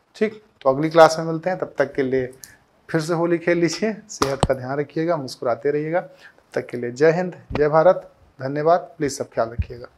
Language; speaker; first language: Hindi; native; Hindi